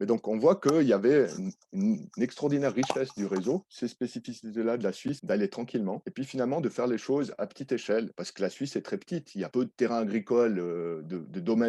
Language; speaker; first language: French; native; French